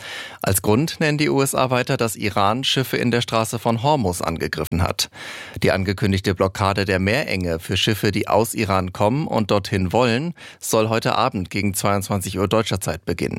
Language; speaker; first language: German; native; German